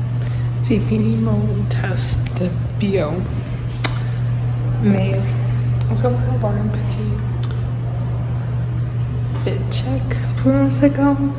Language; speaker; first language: French; non-native, local second language; English